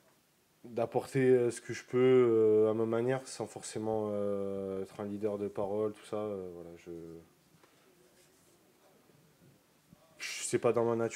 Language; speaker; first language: French; native; French